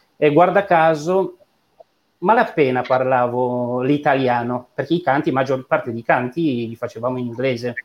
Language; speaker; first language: Italian; non-native, fluent; Romanian